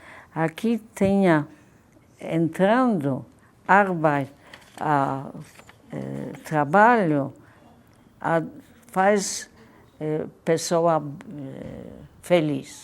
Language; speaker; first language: Portuguese; non-native, fluent; Polish